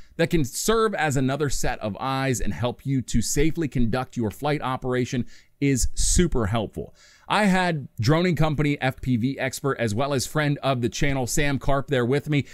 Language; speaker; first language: English; native; English